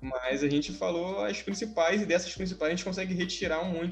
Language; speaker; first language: Portuguese; native; Portuguese